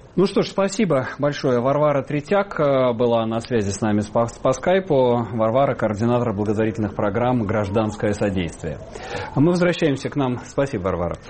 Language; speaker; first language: Russian; native; Russian